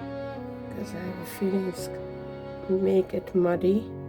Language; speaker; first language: English; native; English